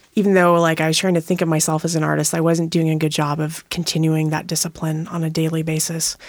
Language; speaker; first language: English; native; English